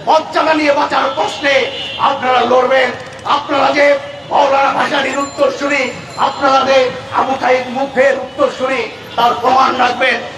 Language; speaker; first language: Bangla; native; Bangla